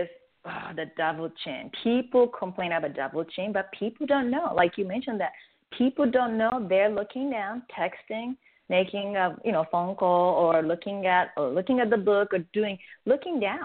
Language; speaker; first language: English; non-native, fluent; Japanese